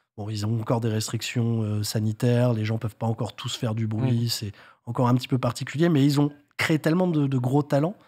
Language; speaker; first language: French; native; French